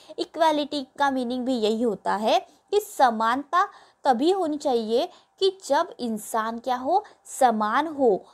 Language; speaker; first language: Hindi; non-native, local second language; Marathi